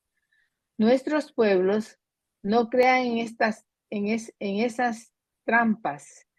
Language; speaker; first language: Spanish; native; Spanish